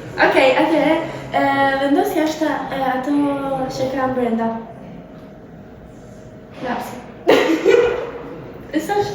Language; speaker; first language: Albanian; early bilingual, heritage; Albanian